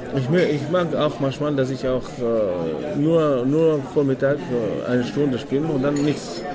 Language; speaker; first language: German; non-native, fluent; Arabic